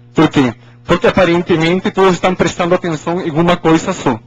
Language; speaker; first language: Portuguese; non-native, fluent; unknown